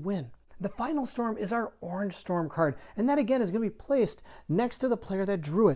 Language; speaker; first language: English; native; English